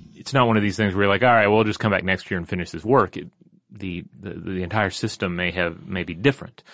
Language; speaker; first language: English; native; English